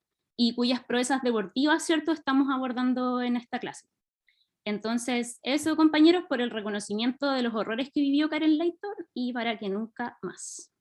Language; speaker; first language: Spanish; native; Spanish